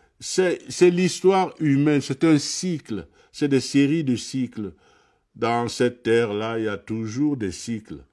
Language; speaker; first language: French; non-native, local second language; Duala